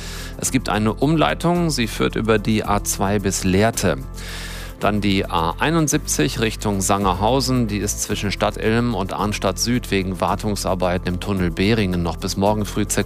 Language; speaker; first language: German; native; German